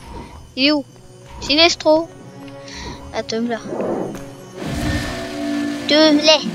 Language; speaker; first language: French; native; French